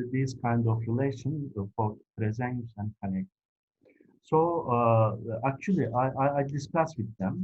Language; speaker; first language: English; non-native, fluent; Turkish